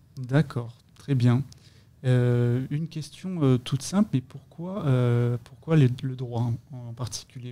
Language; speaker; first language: French; native; French